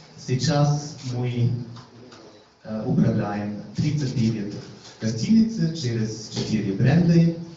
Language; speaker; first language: Russian; non-native, learner; German